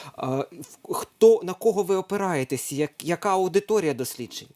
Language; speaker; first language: Ukrainian; native; Ukrainian